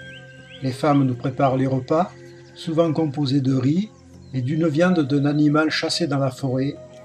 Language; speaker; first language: French; native; French